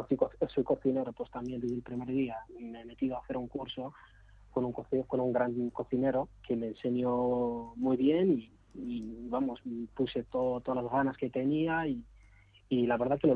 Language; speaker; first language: Spanish; non-native, fluent; Arabic